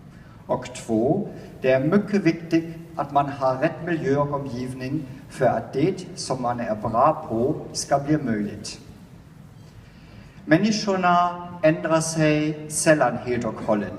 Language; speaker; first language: Swedish; non-native, fluent; German